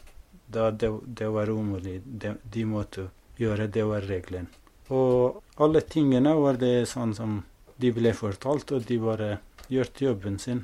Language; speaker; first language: Norwegian; non-native, fluent; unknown